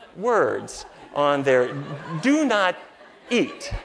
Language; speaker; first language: English; native; English